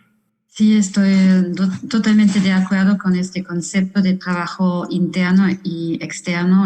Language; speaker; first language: Spanish; non-native, fluent; German